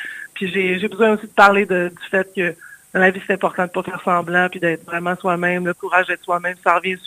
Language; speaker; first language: French; native; French